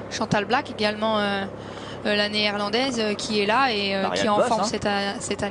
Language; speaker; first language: French; native; French